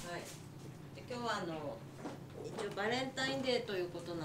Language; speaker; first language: Japanese; native; Japanese